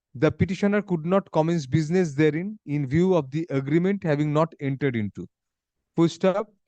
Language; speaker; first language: English; non-native, local second language; Bangla